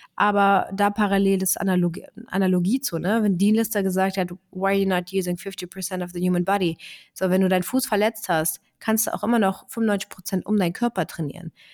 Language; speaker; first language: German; early bilingual, other home language; Greek